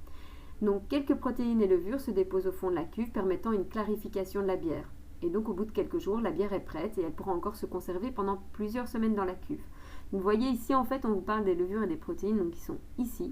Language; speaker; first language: French; native; French